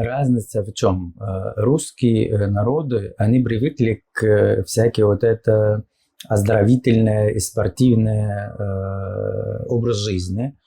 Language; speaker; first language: Russian; non-native, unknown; Arabic